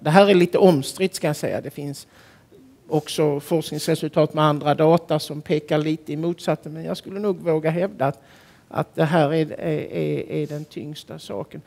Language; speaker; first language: Swedish; native; Swedish